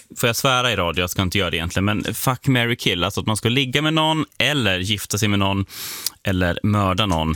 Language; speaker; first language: Swedish; native; Swedish